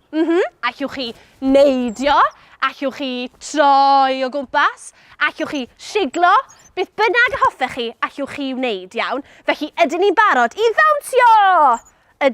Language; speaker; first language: Welsh; native; Welsh